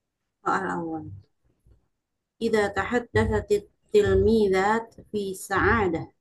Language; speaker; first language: Arabic; non-native, learner; Indonesian